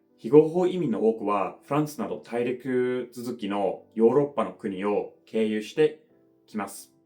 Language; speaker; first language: Japanese; non-native, fluent; English